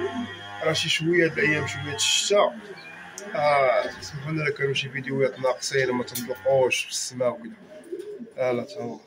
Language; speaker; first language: Arabic; native; Arabic